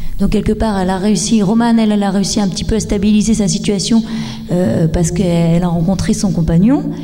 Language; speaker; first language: French; native; French